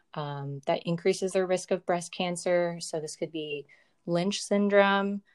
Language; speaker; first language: English; native; English